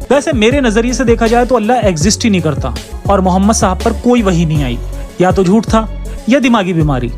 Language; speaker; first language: Hindi; native; Hindi